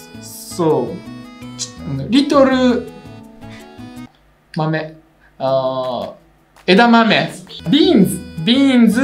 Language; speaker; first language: English; non-native, learner; Russian